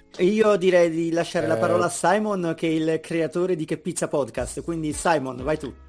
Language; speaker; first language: Italian; native; Italian